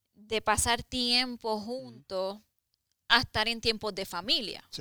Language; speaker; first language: Spanish; native; Spanish